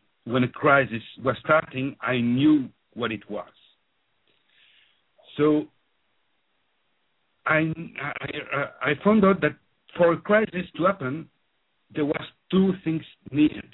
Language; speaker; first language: English; non-native, fluent; French